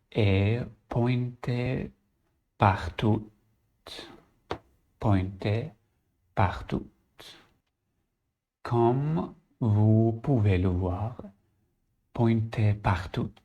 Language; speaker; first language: French; non-native, learner; Arabic